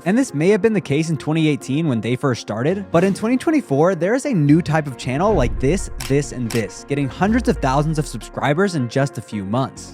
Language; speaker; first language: English; native; English